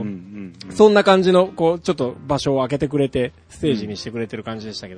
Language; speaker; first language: Japanese; native; Japanese